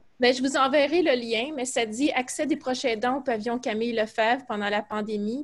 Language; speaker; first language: French; native; French